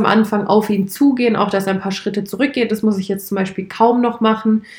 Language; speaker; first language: German; native; German